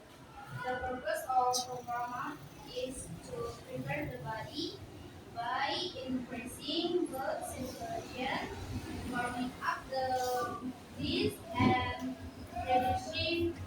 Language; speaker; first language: English; non-native, learner; Indonesian